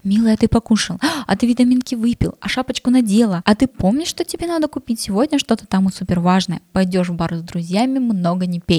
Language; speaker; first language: Russian; native; Russian